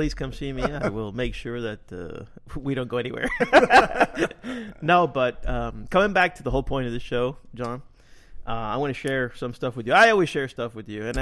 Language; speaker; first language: English; native; English